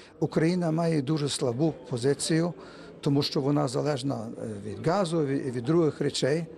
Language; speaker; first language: Ukrainian; early bilingual, heritage; Ukrainian